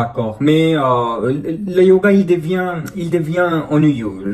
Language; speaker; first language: French; non-native, fluent; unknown